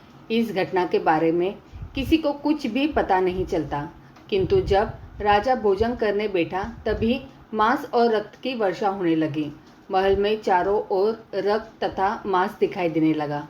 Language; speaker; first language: Hindi; native; Hindi